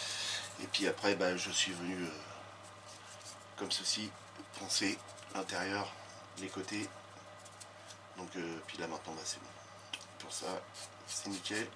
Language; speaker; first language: French; native; French